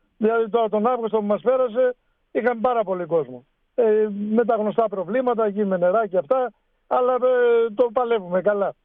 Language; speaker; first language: Greek; native; Greek